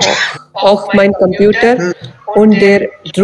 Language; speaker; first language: German; non-native, learner; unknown